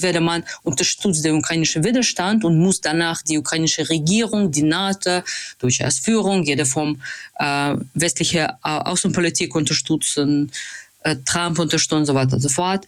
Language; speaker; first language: German; non-native, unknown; Russian